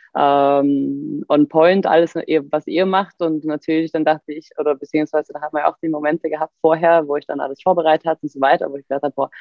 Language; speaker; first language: German; non-native, fluent; Swedish